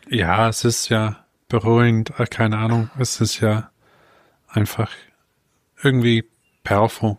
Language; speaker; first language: German; non-native, fluent; English